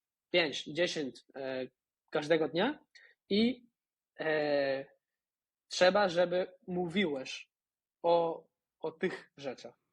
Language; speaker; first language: Polish; non-native, fluent; Spanish